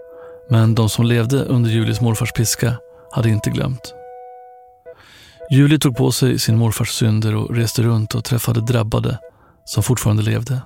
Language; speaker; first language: Swedish; native; Swedish